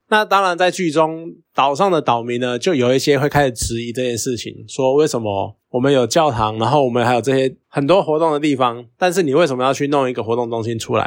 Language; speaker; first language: Chinese; native; Chinese